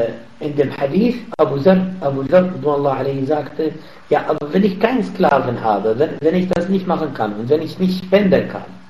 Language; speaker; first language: German; non-native, fluent; Arabic